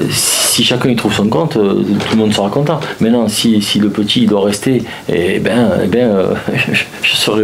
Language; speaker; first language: French; native; French